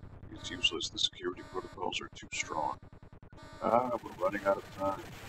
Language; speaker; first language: English; native; English